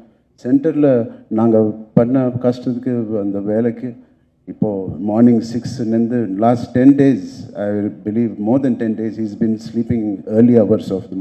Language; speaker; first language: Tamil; non-native, local second language; Telugu